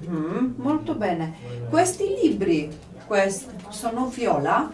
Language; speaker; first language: Italian; non-native, fluent; Polish